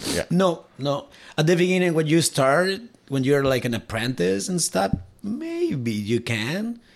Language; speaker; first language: English; non-native, fluent; Spanish